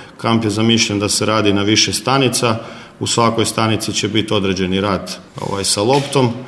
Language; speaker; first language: Croatian; native; Croatian